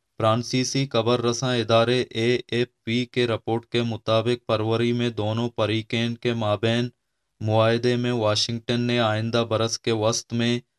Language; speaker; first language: Urdu; non-native, local second language; Baluchi